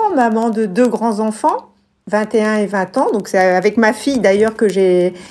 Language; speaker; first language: French; native; French